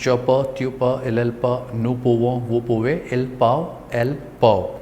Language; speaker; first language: French; non-native, learner; Hindi